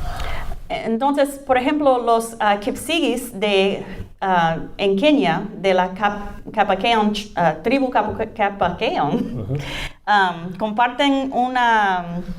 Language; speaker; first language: Spanish; non-native, fluent; English